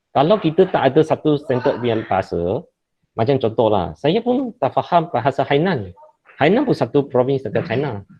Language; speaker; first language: Malay; non-native, local second language; Chinese